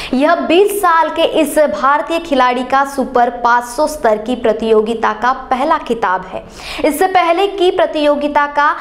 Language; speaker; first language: Hindi; non-native, local second language; Marathi